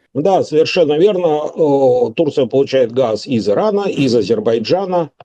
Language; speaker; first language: Russian; native; Russian